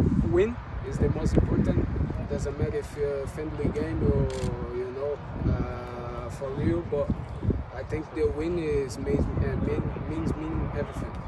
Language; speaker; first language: English; non-native, learner; Portuguese